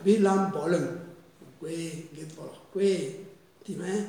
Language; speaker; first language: Mongolian; non-native, fluent; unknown